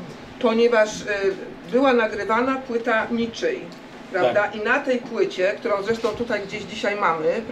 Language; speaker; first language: Polish; native; Polish